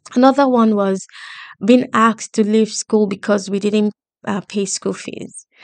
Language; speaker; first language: English; non-native, local second language; Yoruba